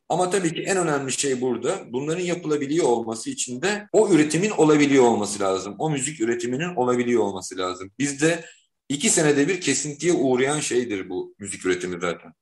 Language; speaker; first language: Turkish; native; Turkish